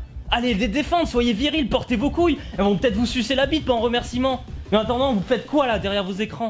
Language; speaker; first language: French; native; French